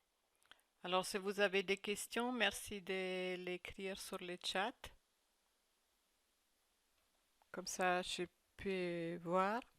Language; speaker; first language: French; non-native, fluent; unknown